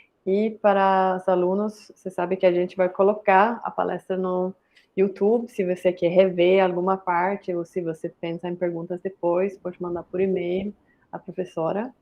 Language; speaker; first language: Portuguese; non-native, fluent; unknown